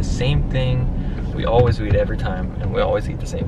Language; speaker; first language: English; native; English